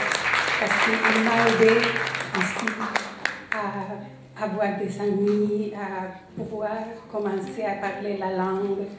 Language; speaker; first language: French; non-native, fluent; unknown